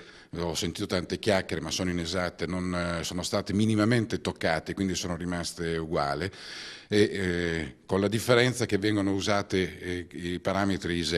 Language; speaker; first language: Italian; native; Italian